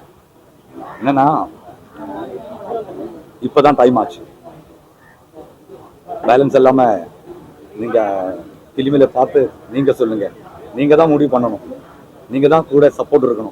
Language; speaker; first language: Tamil; non-native, learner; Malayalam